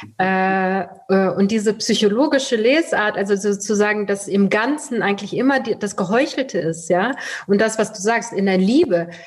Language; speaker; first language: German; early bilingual, other home language; Persian